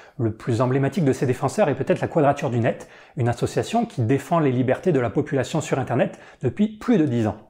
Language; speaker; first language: French; native; French